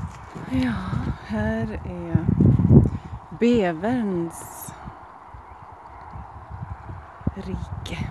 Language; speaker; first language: Swedish; non-native, fluent; Latvian